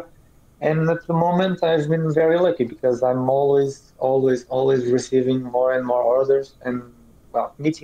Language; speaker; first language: English; non-native, fluent; Portuguese